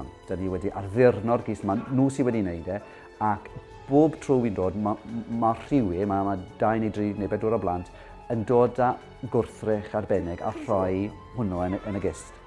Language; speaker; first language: Welsh; native; Welsh